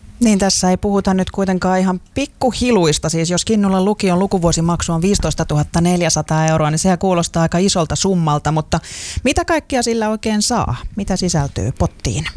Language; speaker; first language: Finnish; native; Finnish